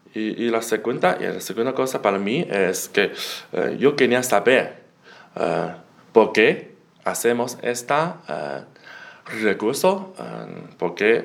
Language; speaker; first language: Spanish; non-native, learner; Chinese